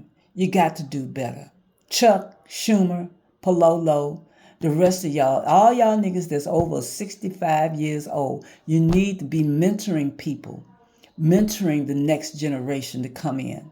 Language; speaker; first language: English; native; English